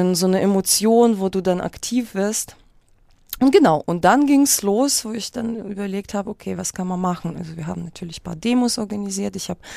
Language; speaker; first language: German; non-native, fluent; Russian